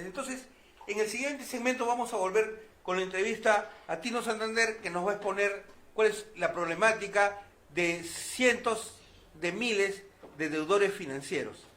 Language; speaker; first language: Spanish; native; Spanish